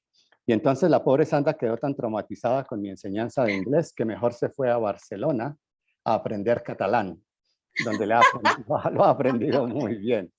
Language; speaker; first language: Spanish; native; Spanish